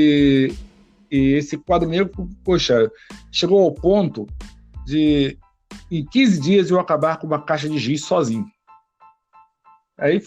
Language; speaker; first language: Portuguese; native; Portuguese